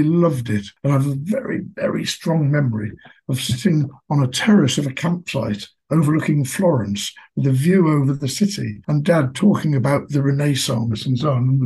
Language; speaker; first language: English; native; English